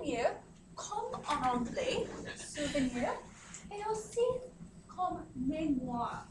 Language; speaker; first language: French; non-native, fluent; English